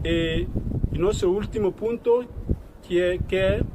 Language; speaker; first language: Italian; non-native, fluent; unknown